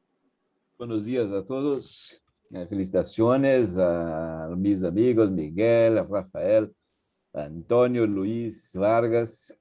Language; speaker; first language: Spanish; non-native, fluent; Portuguese